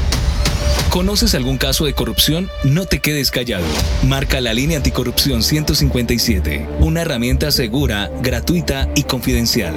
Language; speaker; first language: Spanish; native; Spanish